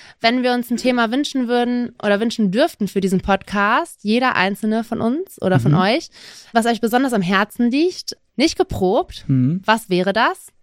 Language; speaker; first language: German; native; German